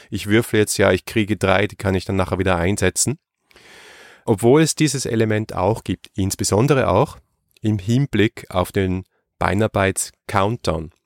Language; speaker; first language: German; native; German